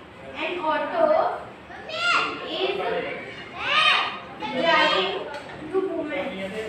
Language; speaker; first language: English; non-native, learner; Hindi